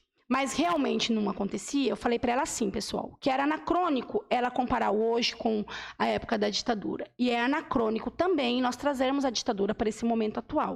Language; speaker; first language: Portuguese; native; Portuguese